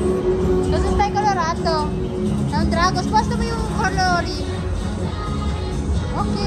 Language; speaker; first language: Italian; non-native, learner; Filipino